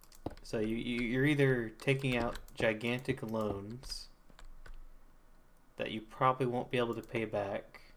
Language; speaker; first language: English; native; English